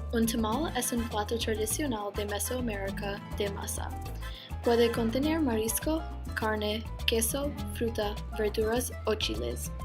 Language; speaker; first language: Spanish; non-native, learner; English